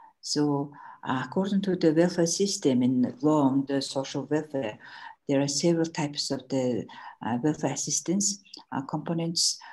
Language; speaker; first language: English; non-native, learner; Mongolian